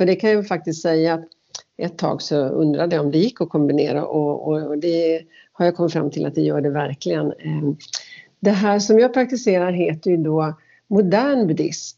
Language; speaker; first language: Swedish; native; Swedish